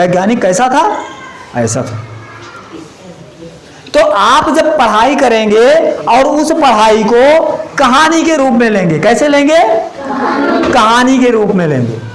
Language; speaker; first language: Hindi; native; Hindi